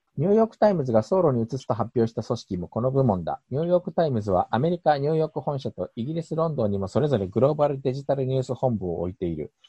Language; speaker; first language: Japanese; native; Japanese